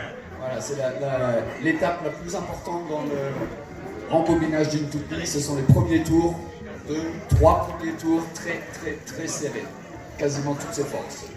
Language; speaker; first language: French; native; French